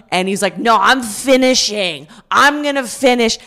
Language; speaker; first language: English; native; English